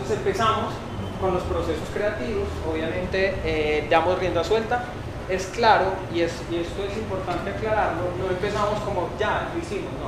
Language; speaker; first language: Spanish; native; Spanish